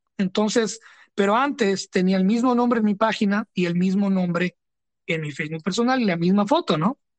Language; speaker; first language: Spanish; early bilingual, heritage; Spanish